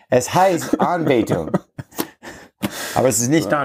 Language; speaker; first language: German; non-native, fluent; English